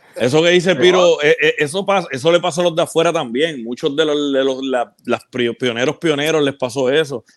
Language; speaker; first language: Spanish; native; Spanish